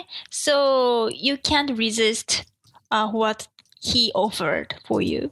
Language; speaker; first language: English; non-native, learner; Japanese